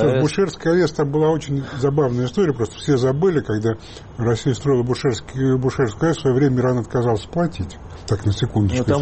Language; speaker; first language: Russian; native; Russian